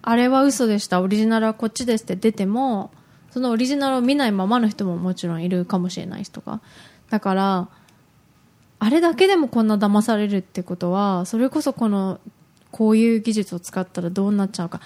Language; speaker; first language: Japanese; early bilingual, heritage; Japanese